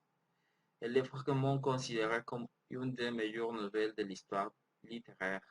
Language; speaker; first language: French; non-native, learner; Spanish